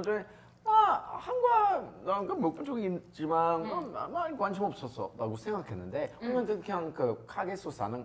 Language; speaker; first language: Korean; non-native, fluent; English